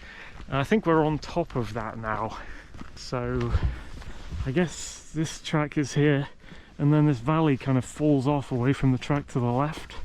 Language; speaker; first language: English; native; English